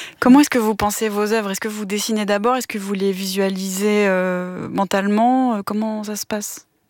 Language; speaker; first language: French; native; French